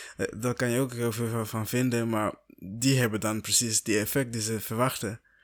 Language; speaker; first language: Dutch; non-native, fluent; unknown